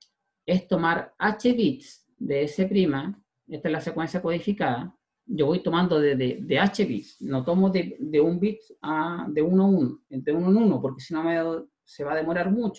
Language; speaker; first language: Spanish; native; Spanish